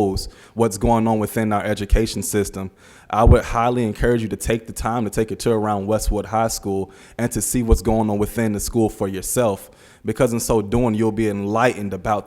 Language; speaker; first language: English; native; English